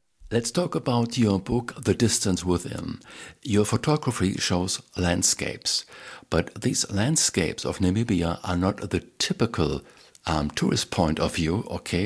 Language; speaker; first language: English; non-native, fluent; German